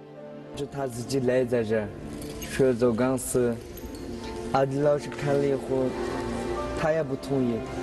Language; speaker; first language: Chinese; non-native, local second language; Uyghur